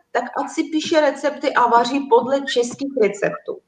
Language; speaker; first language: Czech; non-native, fluent; Russian